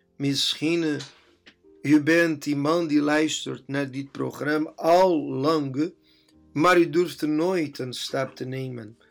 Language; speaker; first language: Dutch; non-native, fluent; Portuguese